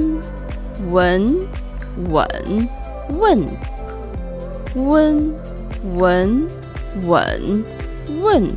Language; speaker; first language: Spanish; non-native, fluent; Chinese